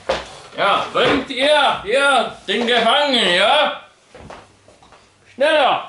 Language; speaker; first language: German; non-native, learner; Polish